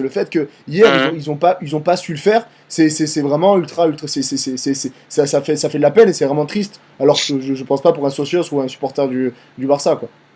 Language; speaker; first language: French; native; French